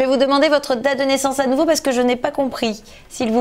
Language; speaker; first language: French; native; French